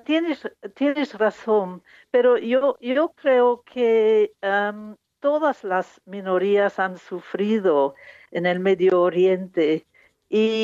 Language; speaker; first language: Spanish; non-native, fluent; English